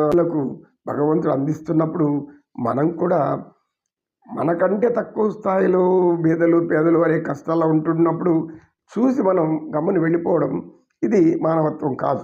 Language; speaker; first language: Telugu; native; Telugu